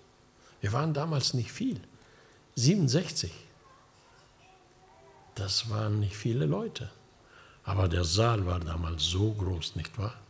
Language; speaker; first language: German; early bilingual, heritage; German